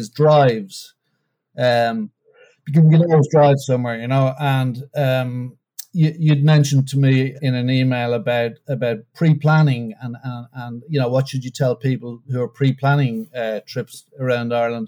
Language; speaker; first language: English; native; English